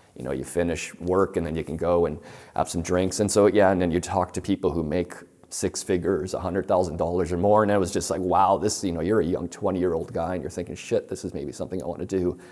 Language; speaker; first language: English; native; English